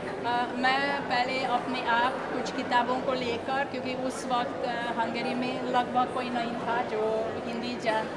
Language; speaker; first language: Hindi; non-native, fluent; Hungarian